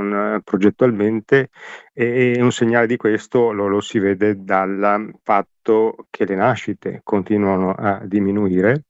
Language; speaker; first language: Italian; native; Italian